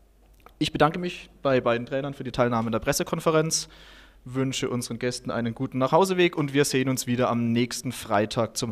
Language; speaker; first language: German; native; German